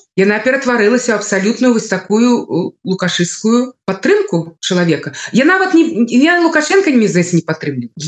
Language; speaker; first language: Belarusian; non-native, local second language; Russian